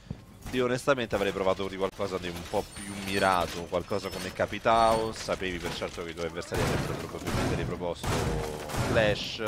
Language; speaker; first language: Italian; native; Italian